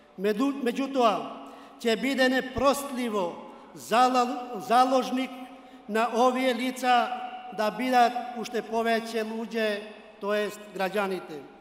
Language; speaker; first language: Macedonian; non-native, local second language; Albanian